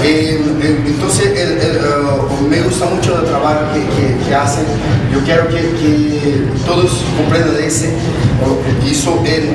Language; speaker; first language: Spanish; non-native, learner; Portuguese